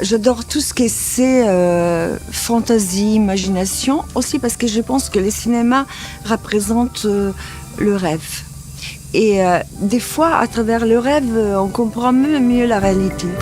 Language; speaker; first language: French; non-native, fluent; Italian